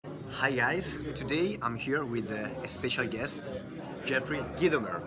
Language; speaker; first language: English; non-native, learner; Italian